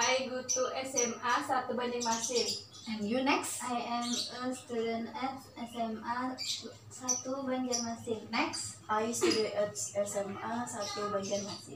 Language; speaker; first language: English; non-native, learner; Indonesian